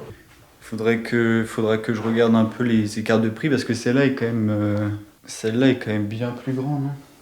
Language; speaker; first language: French; native; French